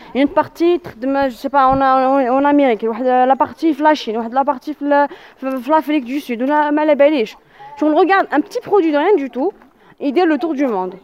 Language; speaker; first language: French; non-native, local second language; Arabic